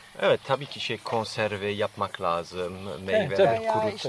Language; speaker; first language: Turkish; non-native, fluent; French